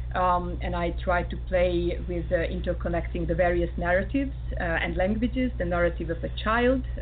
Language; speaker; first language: English; non-native, fluent; Hungarian